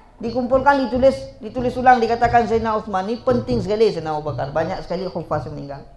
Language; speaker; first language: Malay; native; Malay